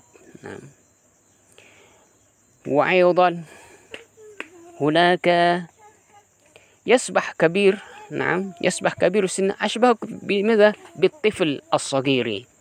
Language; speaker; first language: Arabic; non-native, fluent; Indonesian